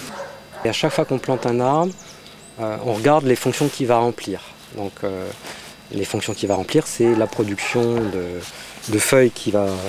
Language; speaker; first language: French; native; French